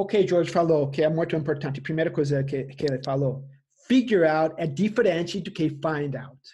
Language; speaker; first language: Portuguese; non-native, fluent; English